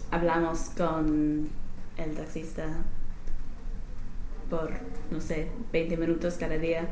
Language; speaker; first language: Spanish; non-native, learner; English